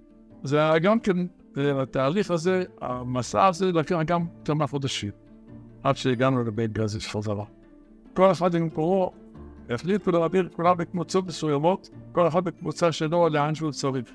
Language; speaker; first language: Hebrew; early bilingual, other home language; Arabic